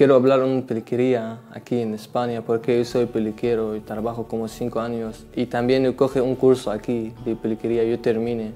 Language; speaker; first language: Spanish; non-native, learner; Arabic